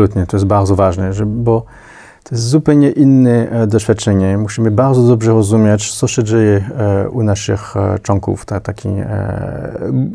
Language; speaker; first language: Polish; non-native, fluent; French